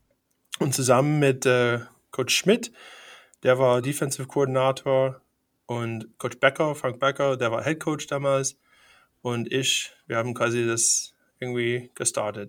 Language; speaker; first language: German; non-native, fluent; English